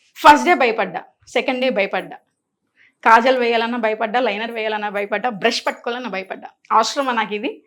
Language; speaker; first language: Telugu; native; Telugu